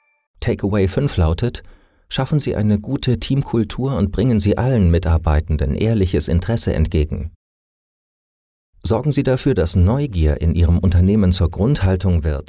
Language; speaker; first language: German; native; German